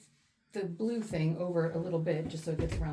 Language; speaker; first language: English; native; English